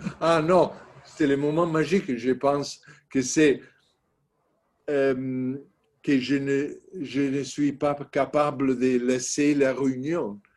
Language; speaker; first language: French; non-native, learner; Italian